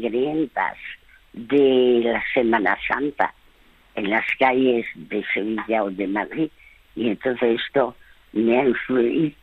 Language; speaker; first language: Spanish; early bilingual, other home language; French